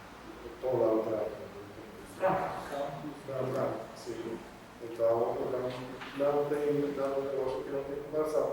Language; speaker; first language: Portuguese; non-native, fluent; Polish